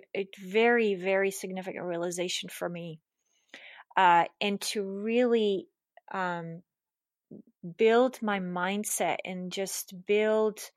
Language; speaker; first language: English; non-native, fluent; German